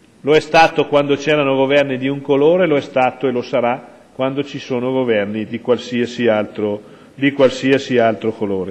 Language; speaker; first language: Italian; native; Italian